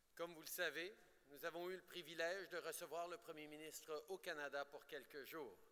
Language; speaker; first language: French; native; French